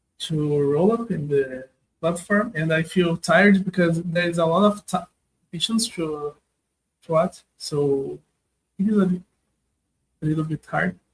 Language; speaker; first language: English; non-native, learner; Portuguese